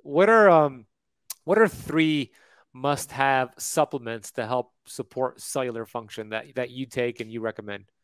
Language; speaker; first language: English; native; English